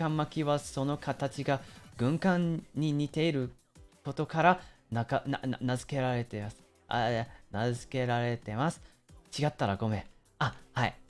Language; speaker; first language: Japanese; early bilingual, other home language; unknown